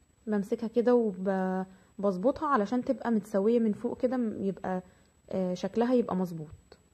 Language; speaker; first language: Arabic; native; Arabic